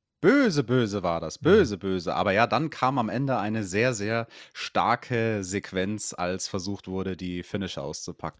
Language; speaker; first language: German; native; German